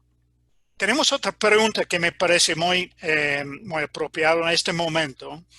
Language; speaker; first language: Spanish; non-native, fluent; English